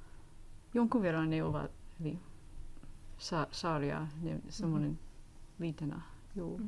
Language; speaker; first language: Finnish; non-native, learner; English